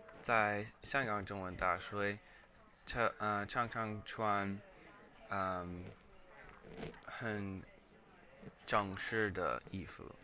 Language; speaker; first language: Chinese; non-native, learner; English